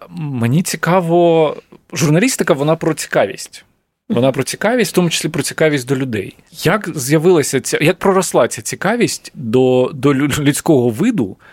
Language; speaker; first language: Ukrainian; native; Ukrainian